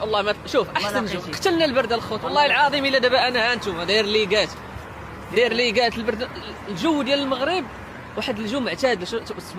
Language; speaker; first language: Arabic; native; Arabic